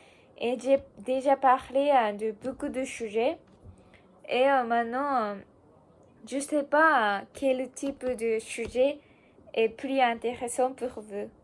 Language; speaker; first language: French; non-native, learner; Japanese